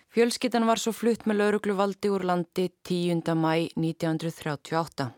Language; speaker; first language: Icelandic; native; Icelandic